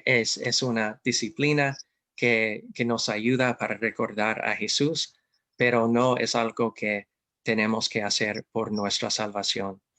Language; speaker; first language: Spanish; non-native, fluent; English